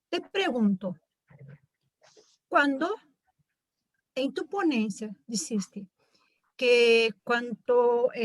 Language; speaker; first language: Spanish; non-native, fluent; Portuguese